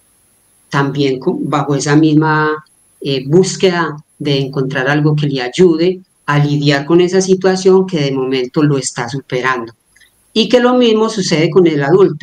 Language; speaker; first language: Spanish; native; Spanish